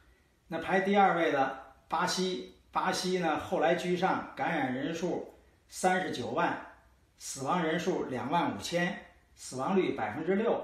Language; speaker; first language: Chinese; native; Chinese